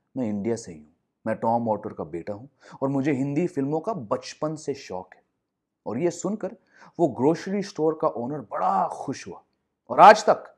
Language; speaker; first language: Hindi; non-native, local second language; English